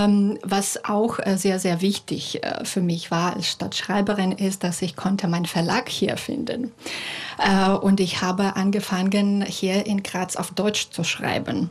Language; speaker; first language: German; non-native, fluent; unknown